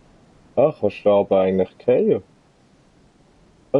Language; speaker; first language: German; native; German